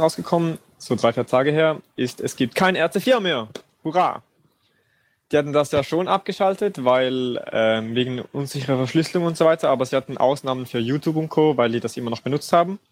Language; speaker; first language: German; native; German